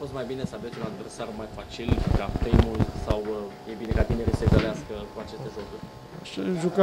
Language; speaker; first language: Romanian; native; Romanian